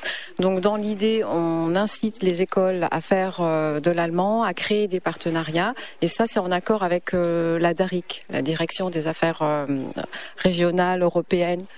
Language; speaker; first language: French; native; French